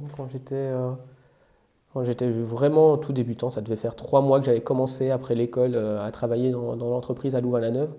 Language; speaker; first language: French; native; French